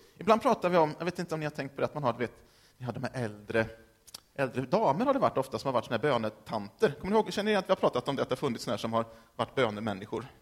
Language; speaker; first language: Swedish; native; Swedish